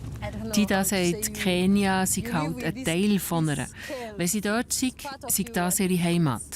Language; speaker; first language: German; native; German